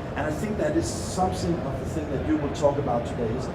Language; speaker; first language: English; non-native, fluent; Danish